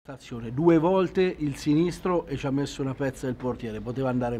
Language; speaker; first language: Italian; native; Italian